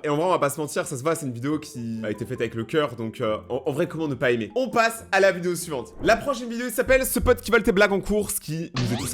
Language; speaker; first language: French; native; French